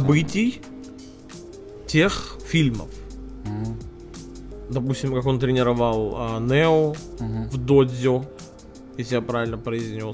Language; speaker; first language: Russian; native; Russian